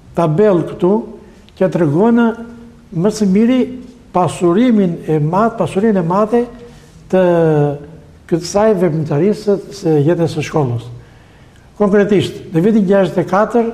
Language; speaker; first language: Albanian; native; Albanian